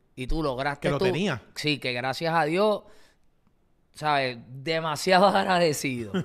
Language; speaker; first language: Spanish; native; Spanish